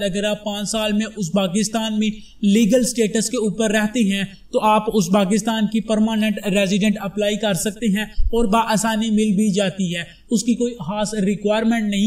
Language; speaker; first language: Hindi; non-native, local second language; Punjabi